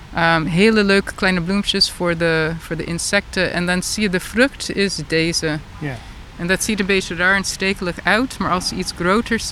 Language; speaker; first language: Dutch; non-native, fluent; English